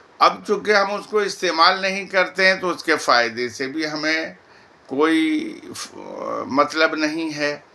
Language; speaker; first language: Urdu; native; Urdu